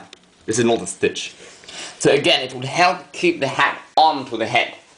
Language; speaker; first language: English; non-native, fluent; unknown